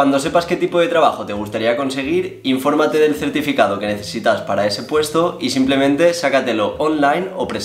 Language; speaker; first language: Spanish; native; Spanish